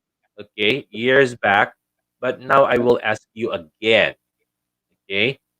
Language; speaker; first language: English; non-native, local second language; Filipino